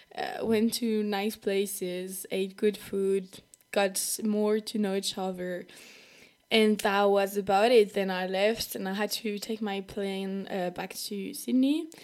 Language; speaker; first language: English; non-native, fluent; French